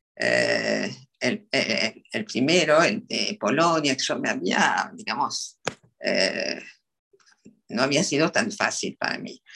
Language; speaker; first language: Spanish; non-native, fluent; French